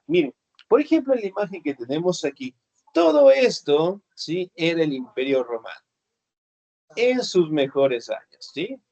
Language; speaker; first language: Spanish; native; Spanish